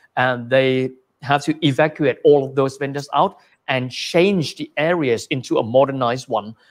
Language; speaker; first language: English; non-native, fluent; Thai